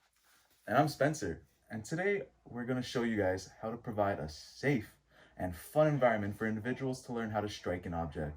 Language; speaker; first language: English; native; English